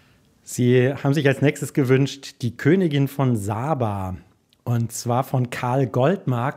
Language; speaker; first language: German; native; German